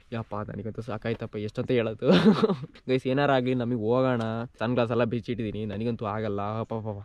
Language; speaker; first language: Kannada; non-native, local second language; Malayalam